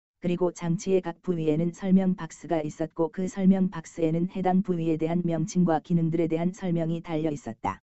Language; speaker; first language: Korean; native; Korean